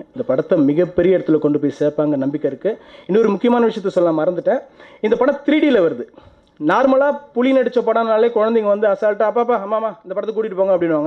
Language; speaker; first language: Tamil; native; Tamil